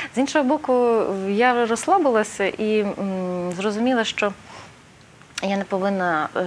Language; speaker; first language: Ukrainian; native; Ukrainian